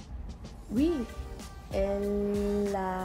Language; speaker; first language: French; non-native, learner; English